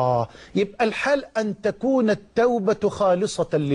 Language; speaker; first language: Arabic; native; Arabic